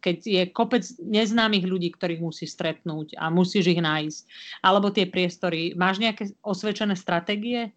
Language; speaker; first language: Slovak; native; Slovak